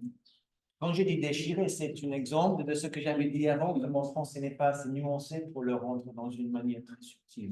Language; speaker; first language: French; non-native, fluent; English